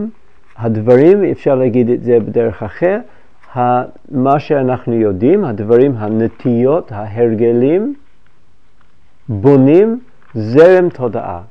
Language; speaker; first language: Hebrew; non-native, fluent; English